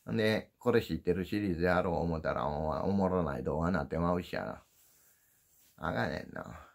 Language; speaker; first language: Japanese; native; Japanese